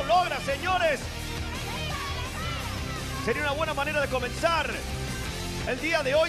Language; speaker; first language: Spanish; native; Spanish